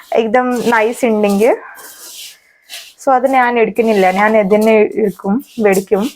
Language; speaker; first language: Malayalam; non-native, learner; Kannada